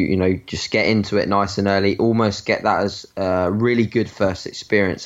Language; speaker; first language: English; native; English